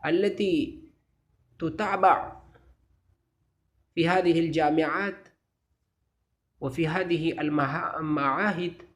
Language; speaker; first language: Arabic; non-native, fluent; Urdu